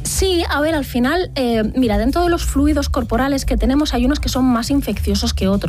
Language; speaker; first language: Spanish; native; Spanish